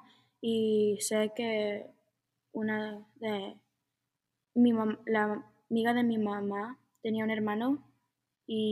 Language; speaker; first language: Spanish; early bilingual, heritage; Spanish